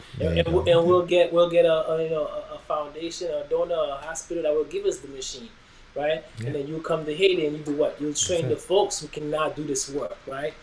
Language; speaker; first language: English; early bilingual, other home language; Haitian Creole